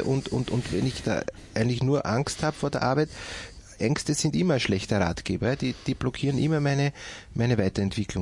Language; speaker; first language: German; native; German